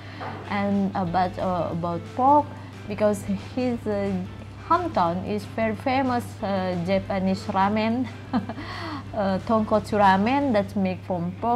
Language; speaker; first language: English; non-native, learner; Indonesian